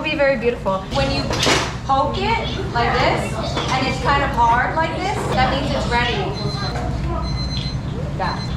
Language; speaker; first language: English; non-native, fluent; Japanese